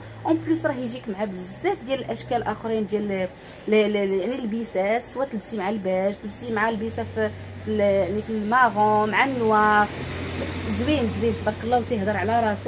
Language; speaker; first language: Arabic; native; Arabic